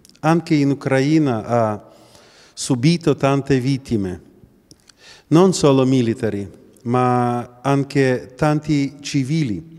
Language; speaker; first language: Italian; non-native, learner; Ukrainian